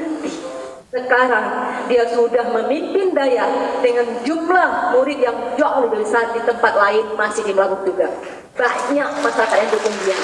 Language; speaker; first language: Indonesian; native; Indonesian